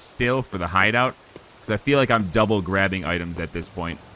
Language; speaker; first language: English; native; English